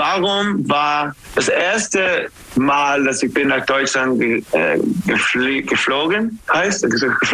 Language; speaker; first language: German; non-native, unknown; English